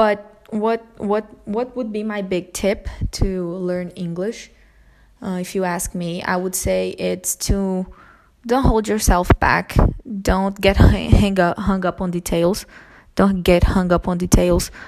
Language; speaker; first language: English; non-native, fluent; Portuguese